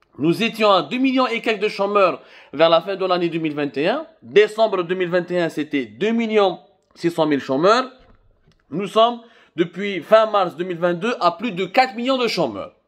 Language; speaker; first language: French; non-native, local second language; Arabic